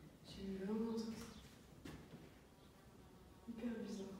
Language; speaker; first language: French; native; French